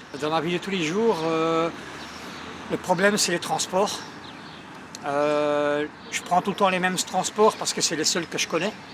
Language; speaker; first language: French; native; French